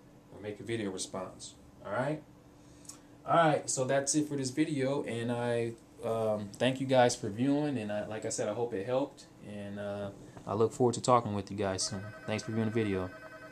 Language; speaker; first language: English; native; English